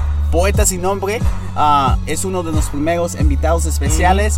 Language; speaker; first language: Spanish; early bilingual, heritage; Spanish